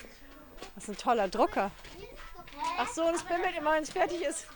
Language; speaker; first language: German; native; German